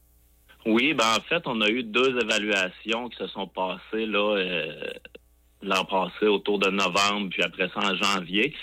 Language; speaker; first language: French; native; French